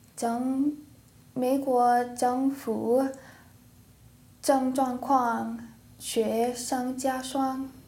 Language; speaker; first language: Chinese; non-native, learner; English